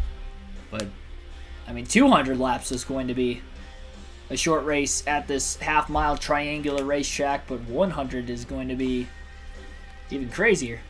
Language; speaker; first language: English; native; English